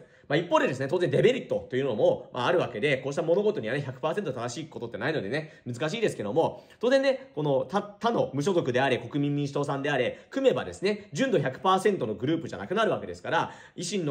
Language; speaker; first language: Japanese; native; Japanese